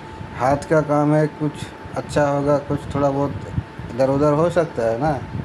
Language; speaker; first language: Hindi; non-native, local second language; Bangla